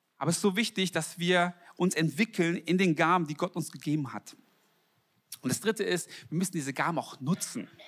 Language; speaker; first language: German; early bilingual, other home language; Korean